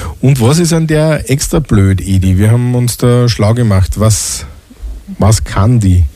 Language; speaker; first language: German; native; German